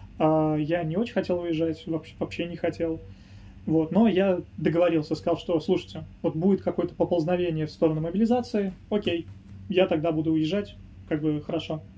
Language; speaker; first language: Russian; native; Russian